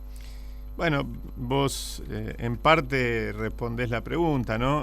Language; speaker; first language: Spanish; native; Spanish